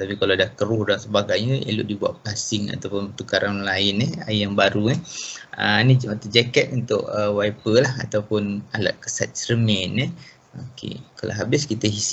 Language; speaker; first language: Malay; native; Malay